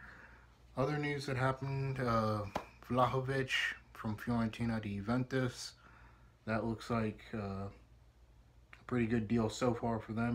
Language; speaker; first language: English; native; English